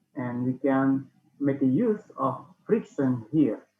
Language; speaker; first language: English; non-native, fluent; Indonesian